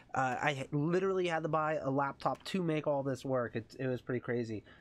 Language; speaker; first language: English; native; English